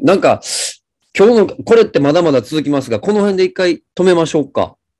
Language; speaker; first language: Japanese; native; Japanese